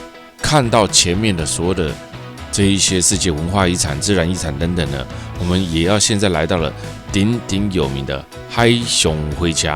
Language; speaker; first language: Chinese; native; Chinese